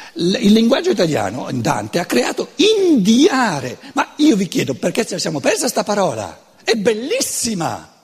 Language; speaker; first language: Italian; non-native, local second language; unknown